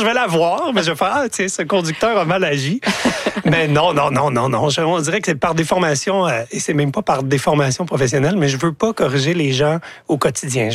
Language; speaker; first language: French; native; French